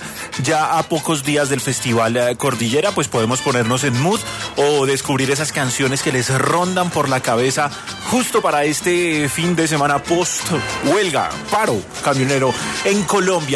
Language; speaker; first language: Spanish; native; Spanish